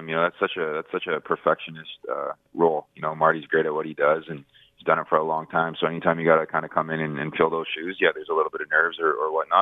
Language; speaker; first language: English; native; English